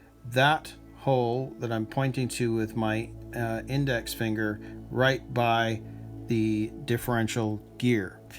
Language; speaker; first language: English; native; English